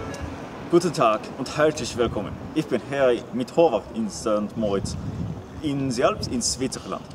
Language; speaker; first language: German; non-native, learner; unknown